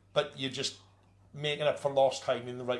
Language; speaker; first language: English; native; English